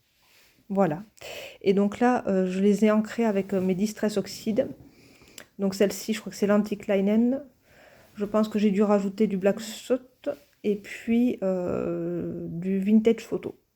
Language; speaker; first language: French; native; French